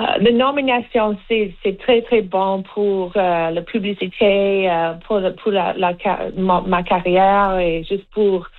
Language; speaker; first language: French; non-native, learner; English